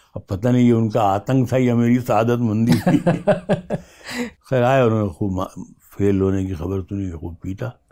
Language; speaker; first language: Hindi; native; Hindi